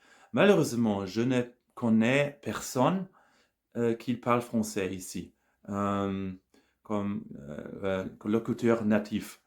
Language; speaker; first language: French; non-native, learner; German